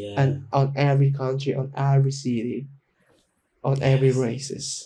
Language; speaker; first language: English; non-native, learner; Indonesian